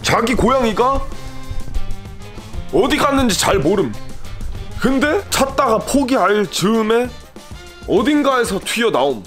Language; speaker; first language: Korean; early bilingual, heritage; Korean